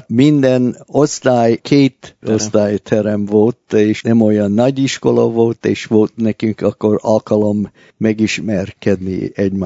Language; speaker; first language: Hungarian; early bilingual, heritage; Hungarian